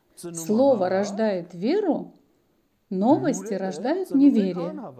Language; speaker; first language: Russian; non-native, local second language; Armenian